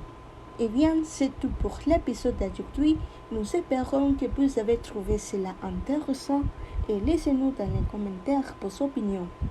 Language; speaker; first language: French; non-native, learner; Spanish